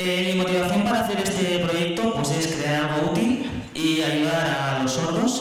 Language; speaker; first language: Spanish; native; Spanish